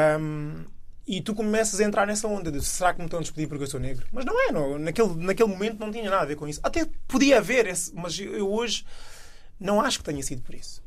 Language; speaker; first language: Portuguese; early bilingual, other home language; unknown